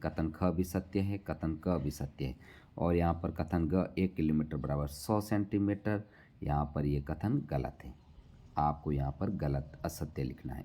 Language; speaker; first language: Hindi; native; Hindi